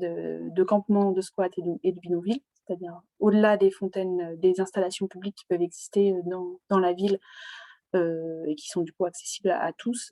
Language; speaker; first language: French; native; French